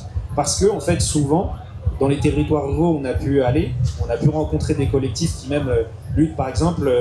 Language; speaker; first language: French; native; French